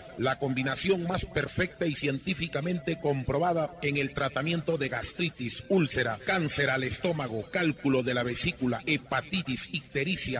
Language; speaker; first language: Spanish; native; Spanish